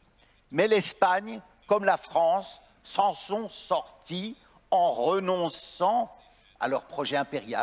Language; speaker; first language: French; native; French